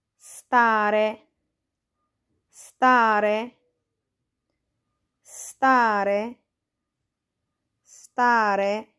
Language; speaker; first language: Italian; non-native, fluent; Arabic